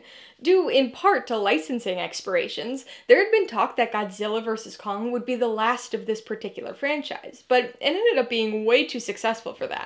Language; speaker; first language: English; native; English